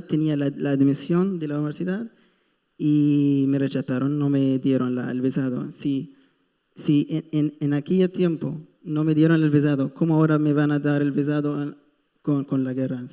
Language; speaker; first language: Spanish; non-native, fluent; Arabic